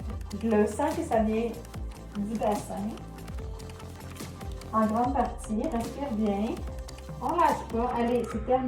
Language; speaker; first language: French; native; French